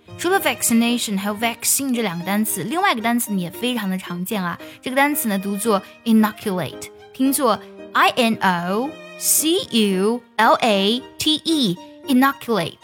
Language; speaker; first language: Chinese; native; Chinese